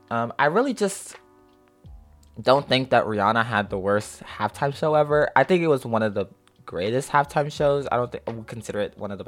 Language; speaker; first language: English; native; English